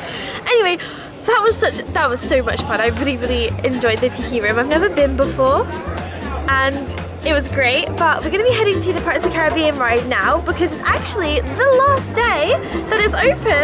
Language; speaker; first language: English; native; English